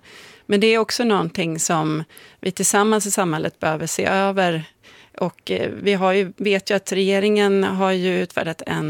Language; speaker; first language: Swedish; native; Swedish